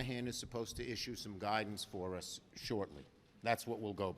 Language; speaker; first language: English; native; English